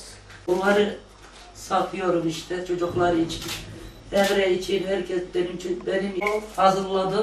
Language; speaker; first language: Turkish; non-native, local second language; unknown